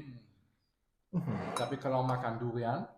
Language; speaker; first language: Indonesian; non-native, learner; German